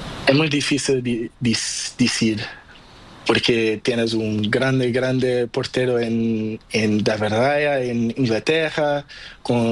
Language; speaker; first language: Spanish; non-native, learner; Portuguese